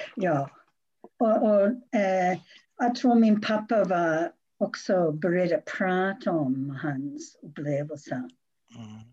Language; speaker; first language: Swedish; non-native, fluent; English